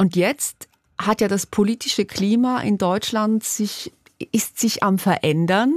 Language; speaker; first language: German; native; German